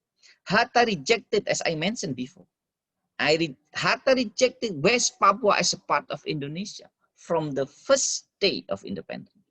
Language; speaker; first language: English; non-native, fluent; Indonesian